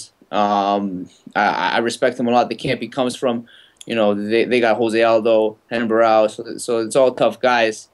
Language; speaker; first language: English; native; English